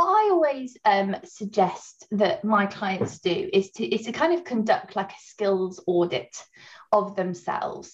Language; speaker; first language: English; native; English